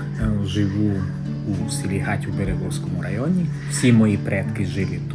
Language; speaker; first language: Ukrainian; non-native, local second language; Hungarian